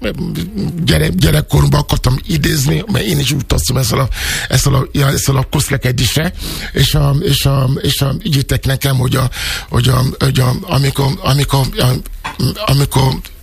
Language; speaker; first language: Hungarian; non-native, fluent; Yoruba